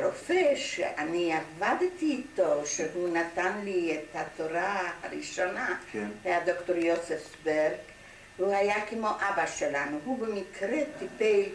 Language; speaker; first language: Hebrew; non-native, fluent; German